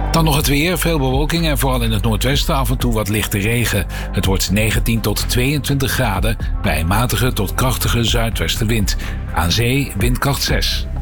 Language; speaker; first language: Dutch; native; Dutch